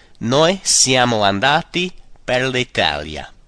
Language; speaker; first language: Italian; non-native, fluent; English